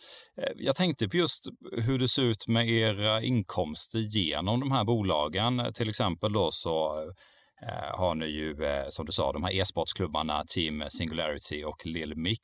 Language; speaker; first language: Swedish; native; Swedish